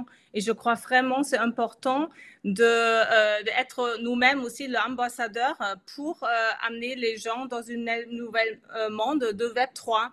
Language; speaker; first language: French; non-native, fluent; German